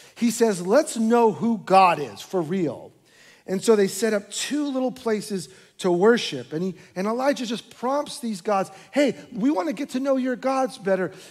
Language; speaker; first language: English; native; English